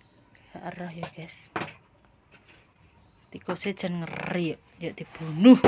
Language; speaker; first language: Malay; non-native, local second language; Javanese